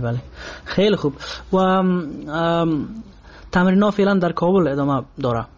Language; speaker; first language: Persian; native; Persian